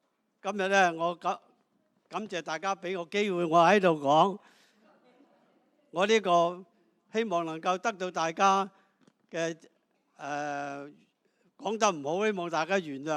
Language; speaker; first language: Cantonese; native; Cantonese